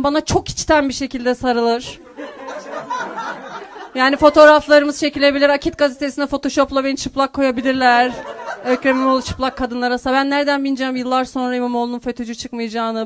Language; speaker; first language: Turkish; native; Turkish